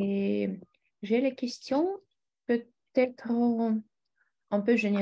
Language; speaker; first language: French; non-native, fluent; Russian